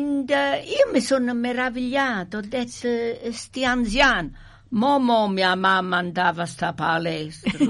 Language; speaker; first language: Italian; early bilingual, heritage; Italian